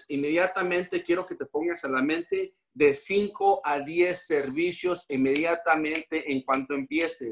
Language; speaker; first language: Spanish; native; Spanish